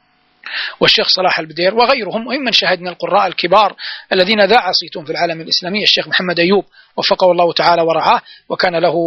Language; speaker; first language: Arabic; native; Arabic